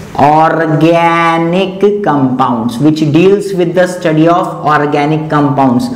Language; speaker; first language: English; non-native, local second language; Marathi